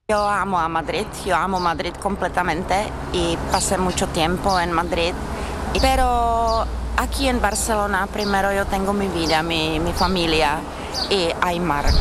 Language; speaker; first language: Spanish; non-native, fluent; Czech